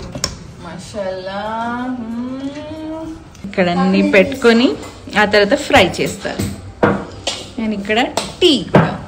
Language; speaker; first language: Telugu; non-native, local second language; Urdu